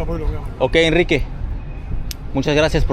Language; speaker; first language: Spanish; early bilingual, heritage; Spanish